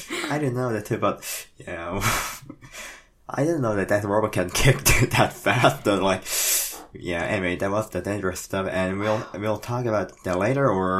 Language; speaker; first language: English; non-native, fluent; Korean